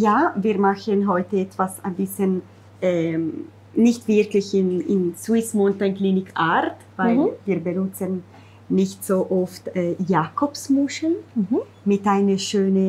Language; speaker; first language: German; non-native, fluent; Italian